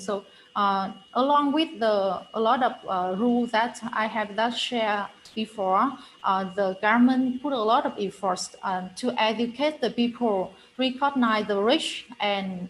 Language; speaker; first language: English; non-native, fluent; Vietnamese